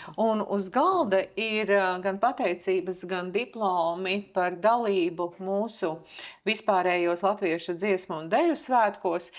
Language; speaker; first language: Latvian; native; Latvian